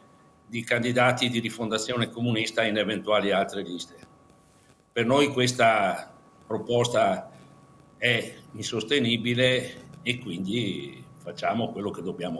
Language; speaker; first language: Italian; native; Italian